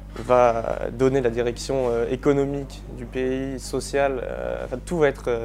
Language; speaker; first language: French; native; French